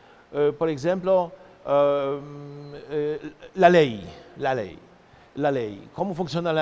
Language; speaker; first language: Portuguese; non-native, fluent; Polish